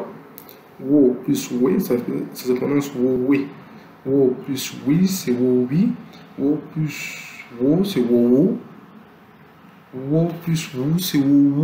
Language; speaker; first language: French; non-native, local second language; Lingala